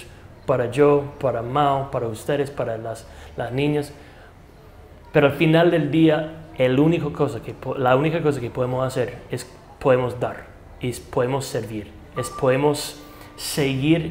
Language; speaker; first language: Spanish; non-native, fluent; English